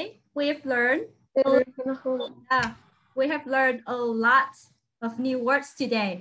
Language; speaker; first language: English; non-native, fluent; Vietnamese